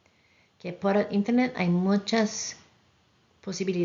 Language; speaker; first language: Spanish; non-native, fluent; English